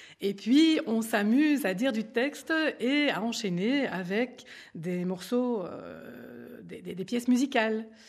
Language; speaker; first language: French; native; French